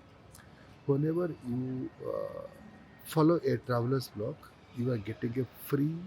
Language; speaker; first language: English; non-native, local second language; Hindi